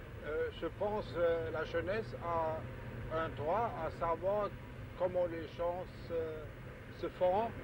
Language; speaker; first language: French; non-native, fluent; German